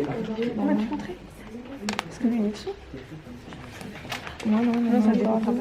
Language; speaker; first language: French; native; French